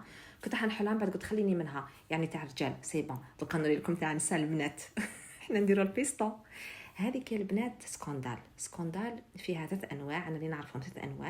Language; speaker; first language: Arabic; native; Arabic